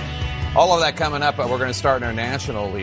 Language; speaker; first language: English; native; English